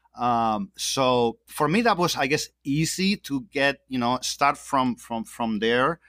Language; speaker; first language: English; non-native, fluent; Spanish